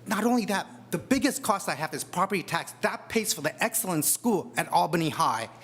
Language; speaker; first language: English; native; English